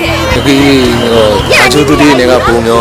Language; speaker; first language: Korean; non-native, learner; Burmese